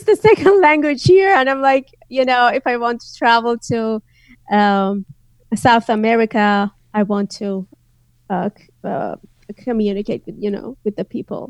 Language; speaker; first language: English; non-native, fluent; Azerbaijani